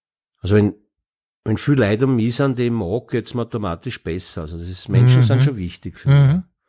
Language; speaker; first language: German; native; German